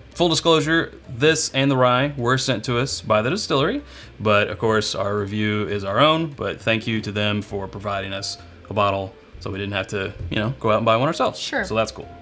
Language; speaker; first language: English; native; English